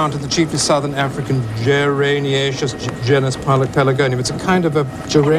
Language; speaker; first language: English; native; English